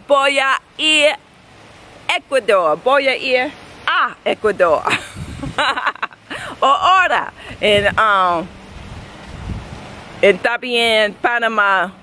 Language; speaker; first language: Spanish; non-native, learner; English